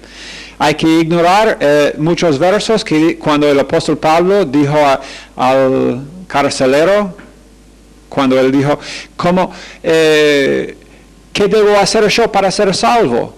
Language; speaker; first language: Spanish; non-native, fluent; English